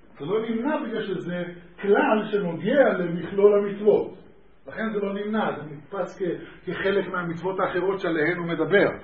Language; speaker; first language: Hebrew; native; Hebrew